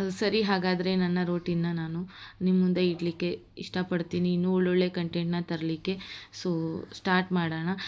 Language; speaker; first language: Kannada; non-native, local second language; Lambadi